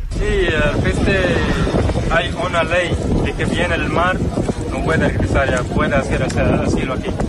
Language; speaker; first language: Spanish; non-native, learner; Arabic